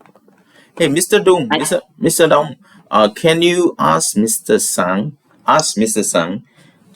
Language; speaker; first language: English; non-native, fluent; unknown